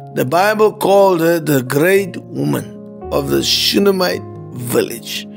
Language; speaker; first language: English; non-native, local second language; Afrikaans